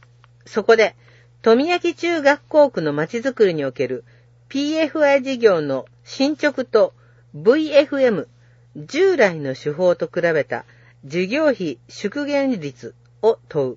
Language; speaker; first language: Japanese; native; Japanese